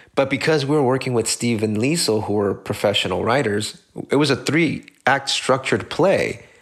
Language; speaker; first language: English; early bilingual, other home language; Spanish